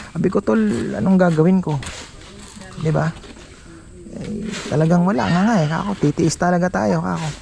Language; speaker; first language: Filipino; non-native, local second language; Bikol